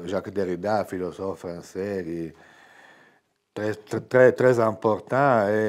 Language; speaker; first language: French; non-native, fluent; Italian